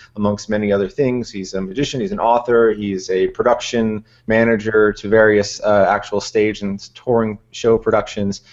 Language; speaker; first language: English; native; English